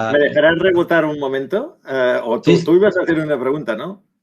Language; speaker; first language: Spanish; native; Spanish